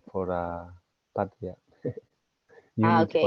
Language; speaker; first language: English; non-native, learner; Spanish